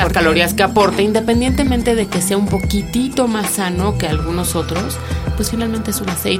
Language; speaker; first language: Spanish; native; Spanish